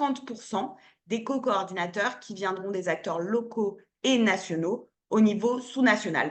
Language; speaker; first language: French; native; French